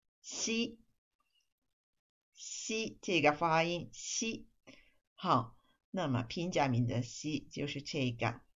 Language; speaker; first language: Chinese; non-native, fluent; Japanese